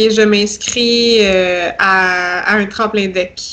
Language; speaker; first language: French; native; French